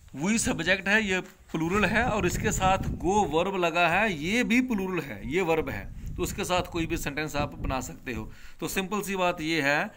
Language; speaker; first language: Hindi; non-native, local second language; Punjabi